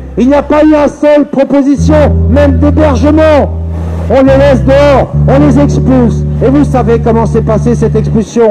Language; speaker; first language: French; native; French